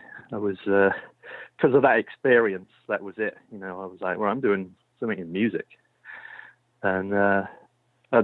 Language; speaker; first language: English; native; English